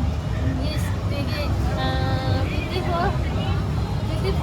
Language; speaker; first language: English; non-native, learner; Indonesian